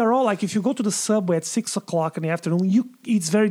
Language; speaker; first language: English; non-native, fluent; Portuguese